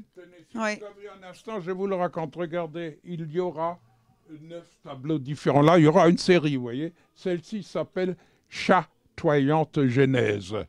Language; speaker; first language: French; native; French